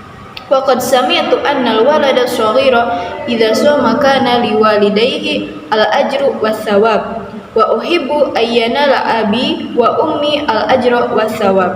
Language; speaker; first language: Arabic; non-native, learner; Indonesian